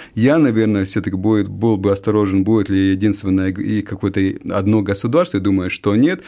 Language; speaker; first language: Russian; non-native, local second language; Latvian